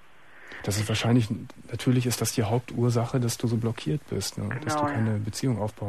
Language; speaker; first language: German; native; German